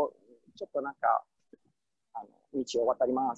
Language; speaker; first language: Japanese; non-native, fluent; Italian